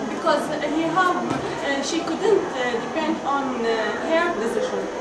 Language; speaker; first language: English; non-native, learner; Arabic